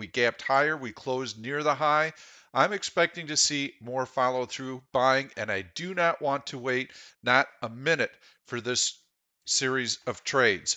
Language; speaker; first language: English; native; English